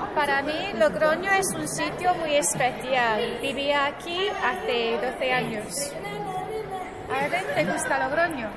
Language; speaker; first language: Spanish; non-native, fluent; English